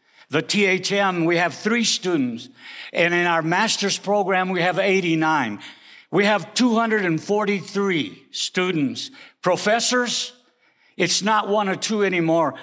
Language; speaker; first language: English; early bilingual, other home language; Spanish